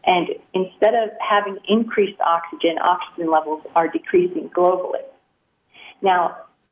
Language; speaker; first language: English; native; English